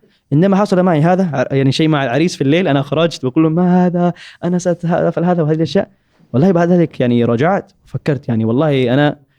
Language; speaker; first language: Arabic; non-native, learner; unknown